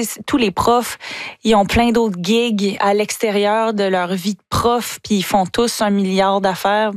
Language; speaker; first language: French; native; French